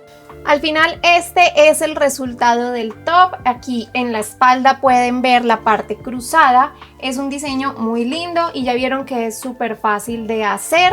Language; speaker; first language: Spanish; native; Spanish